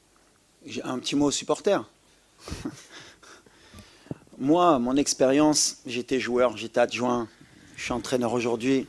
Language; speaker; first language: French; native; French